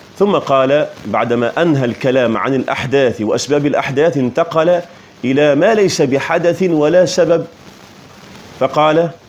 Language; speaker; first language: Arabic; native; Arabic